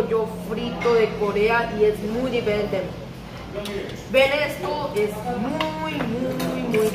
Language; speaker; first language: Spanish; early bilingual, other home language; Korean